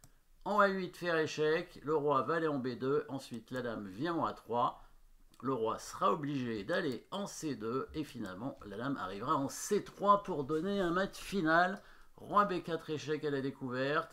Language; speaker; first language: French; native; French